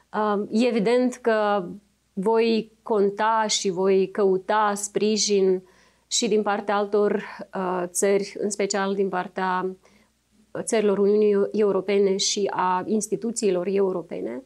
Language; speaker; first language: Romanian; native; Romanian